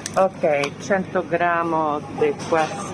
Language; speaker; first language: Italian; non-native, learner; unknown